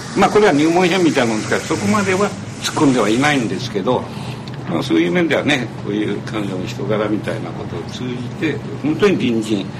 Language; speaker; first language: Japanese; native; Japanese